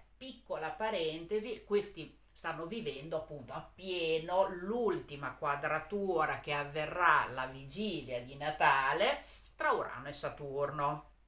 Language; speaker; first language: Italian; native; Italian